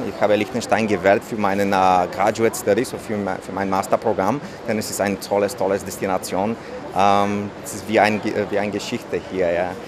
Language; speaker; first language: German; non-native, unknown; Bulgarian